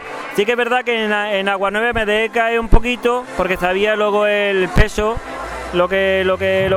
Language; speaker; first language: Spanish; native; Spanish